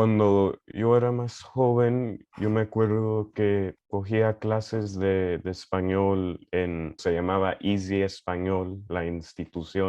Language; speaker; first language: Spanish; early bilingual, heritage; Spanish